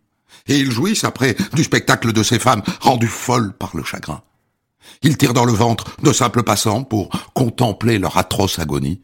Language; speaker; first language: French; native; French